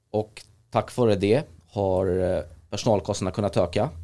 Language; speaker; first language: Swedish; early bilingual, other home language; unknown